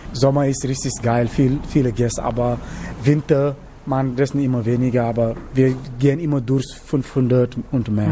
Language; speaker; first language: German; non-native, learner; Wolof